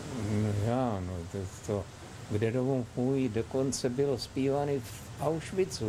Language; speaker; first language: German; non-native, fluent; Czech